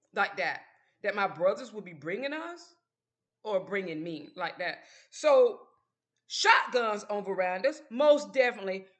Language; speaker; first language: English; native; English